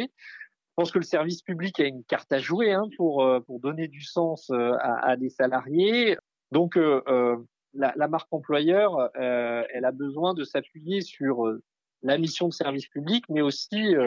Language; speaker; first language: French; native; French